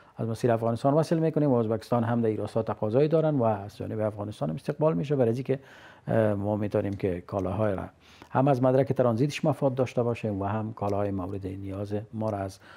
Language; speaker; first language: Persian; native; Persian